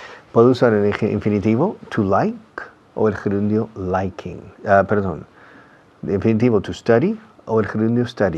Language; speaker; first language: Spanish; non-native, fluent; English